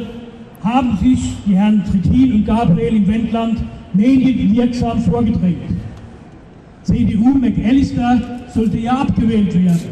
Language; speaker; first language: German; native; German